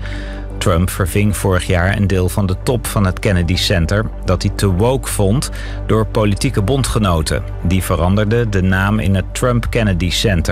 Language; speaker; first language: Dutch; native; Dutch